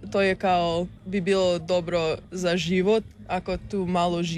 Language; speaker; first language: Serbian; early bilingual, heritage; English